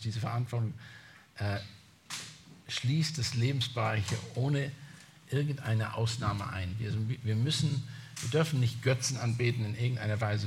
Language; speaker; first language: German; non-native, fluent; English